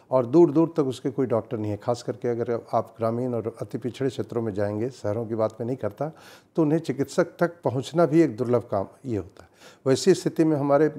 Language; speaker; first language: Hindi; native; Hindi